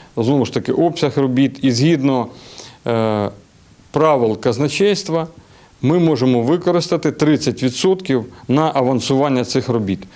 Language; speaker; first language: Ukrainian; non-native, local second language; Russian